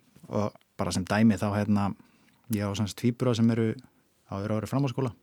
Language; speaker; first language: Icelandic; native; Icelandic